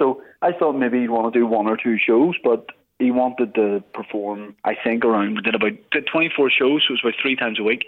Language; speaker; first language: English; native; English